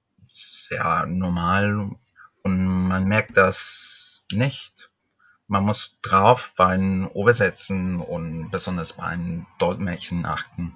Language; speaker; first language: German; non-native, fluent; Spanish